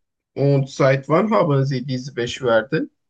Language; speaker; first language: German; non-native, learner; Turkish